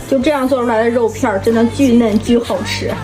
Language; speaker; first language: Chinese; native; Chinese